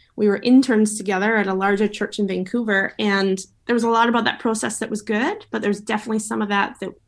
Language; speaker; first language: English; native; English